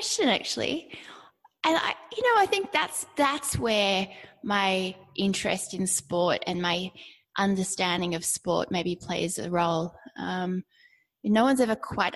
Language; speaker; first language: English; native; English